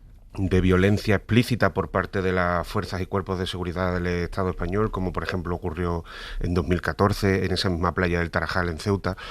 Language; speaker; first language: Spanish; native; Spanish